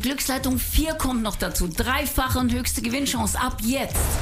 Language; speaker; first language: German; native; German